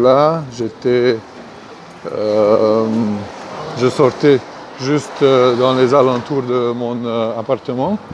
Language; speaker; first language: French; non-native, fluent; Hungarian